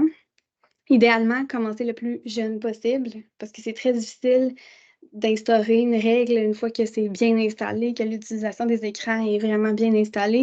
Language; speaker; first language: French; native; French